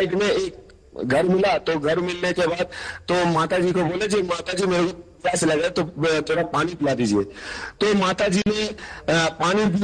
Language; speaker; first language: Hindi; non-native, local second language; Bangla